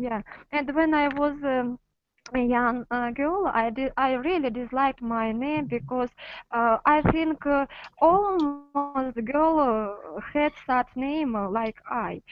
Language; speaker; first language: English; non-native, learner; Russian